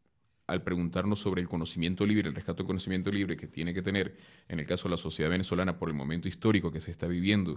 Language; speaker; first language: Spanish; native; Spanish